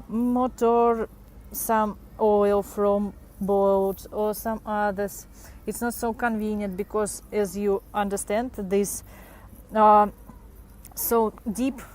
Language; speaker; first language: English; non-native, fluent; Russian